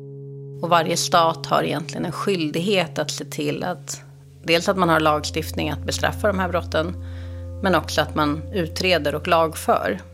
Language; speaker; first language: Swedish; native; Swedish